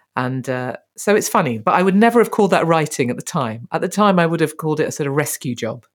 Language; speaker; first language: English; native; English